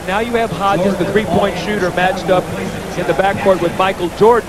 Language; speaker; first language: English; native; English